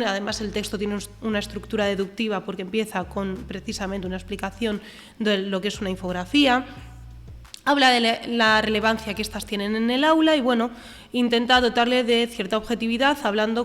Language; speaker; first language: Spanish; native; Spanish